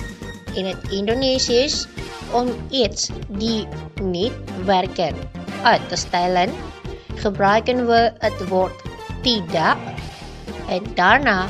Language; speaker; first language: Dutch; non-native, fluent; Indonesian